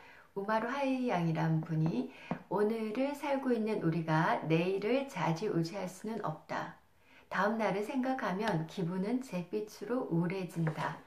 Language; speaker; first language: Korean; native; Korean